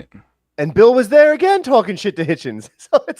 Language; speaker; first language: English; native; English